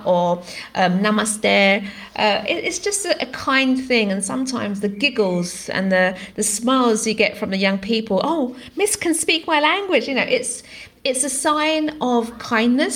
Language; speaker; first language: English; non-native, local second language; Greek